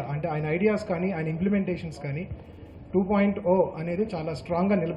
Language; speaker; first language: Telugu; native; Telugu